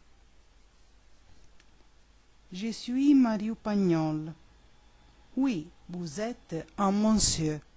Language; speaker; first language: French; non-native, learner; Italian